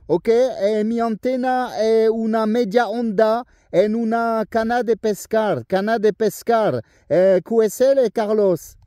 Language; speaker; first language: Spanish; non-native, learner; French